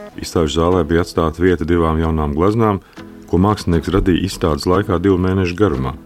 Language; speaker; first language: Latvian; native; Latvian